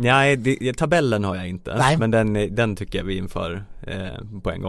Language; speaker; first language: Swedish; native; Swedish